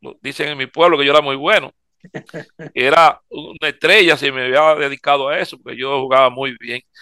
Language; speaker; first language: Spanish; native; Spanish